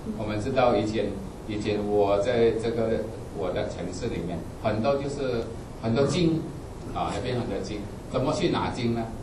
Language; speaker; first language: Chinese; non-native, fluent; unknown